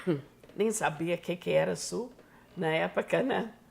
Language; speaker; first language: Portuguese; non-native, fluent; English